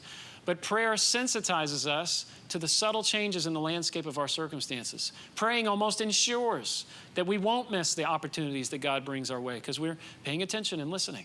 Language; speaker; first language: English; native; English